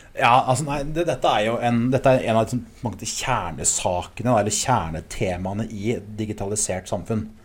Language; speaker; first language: Norwegian; early bilingual, other home language; English